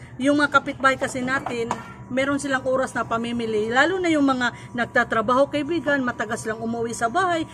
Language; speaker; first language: Filipino; non-native, local second language; Cebuano